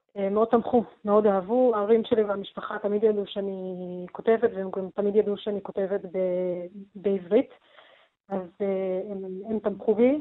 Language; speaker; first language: Hebrew; non-native, local second language; Arabic